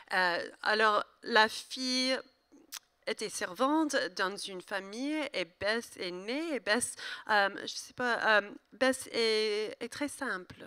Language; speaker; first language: French; non-native, learner; English